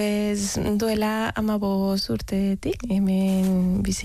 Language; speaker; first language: Basque; non-native, learner; Spanish